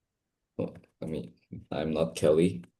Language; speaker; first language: English; non-native, fluent; Indonesian